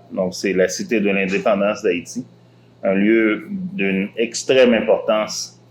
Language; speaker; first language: French; early bilingual, other home language; Haitian Creole